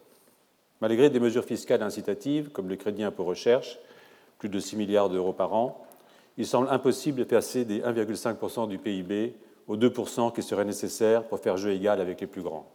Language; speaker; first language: French; native; French